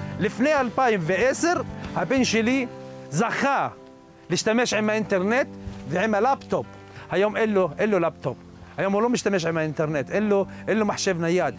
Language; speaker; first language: Hebrew; non-native, local second language; Arabic